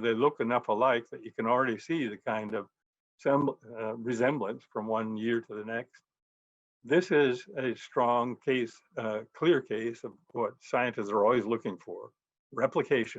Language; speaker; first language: English; native; English